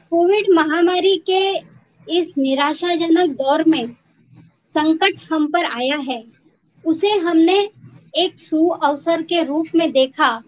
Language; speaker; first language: Hindi; non-native, local second language; Marathi